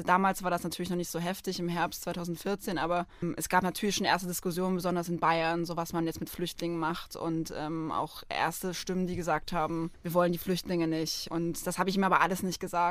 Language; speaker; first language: German; native; German